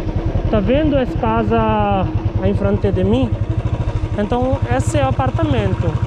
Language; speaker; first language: Portuguese; non-native, learner; Hindi